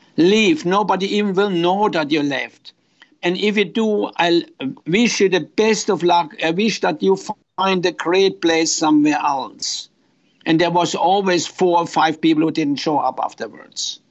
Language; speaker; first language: English; non-native, fluent; German